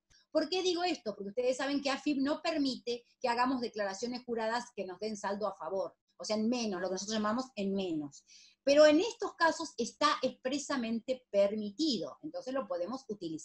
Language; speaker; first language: Spanish; native; Spanish